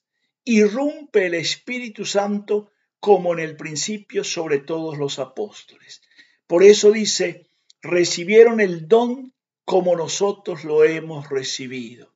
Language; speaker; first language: Spanish; native; Spanish